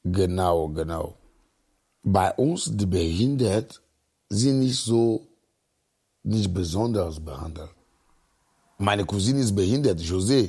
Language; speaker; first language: German; non-native, learner; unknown